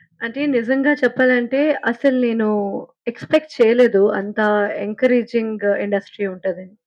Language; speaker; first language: Telugu; non-native, learner; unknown